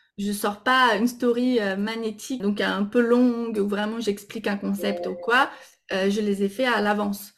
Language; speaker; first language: French; non-native, fluent; Portuguese